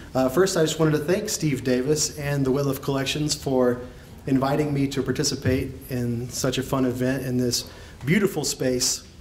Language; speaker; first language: English; native; English